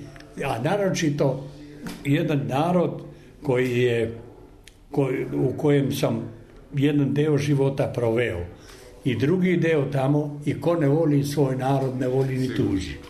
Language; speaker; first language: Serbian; non-native, local second language; Albanian